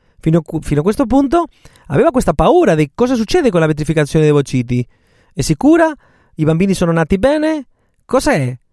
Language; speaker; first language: Italian; non-native, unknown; Spanish